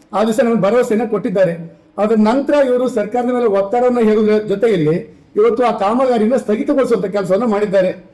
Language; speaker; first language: Kannada; native; Kannada